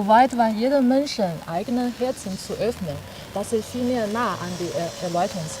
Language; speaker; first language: German; non-native, fluent; Chinese